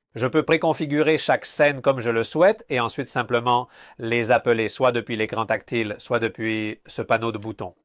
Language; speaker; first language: French; non-native, fluent; Spanish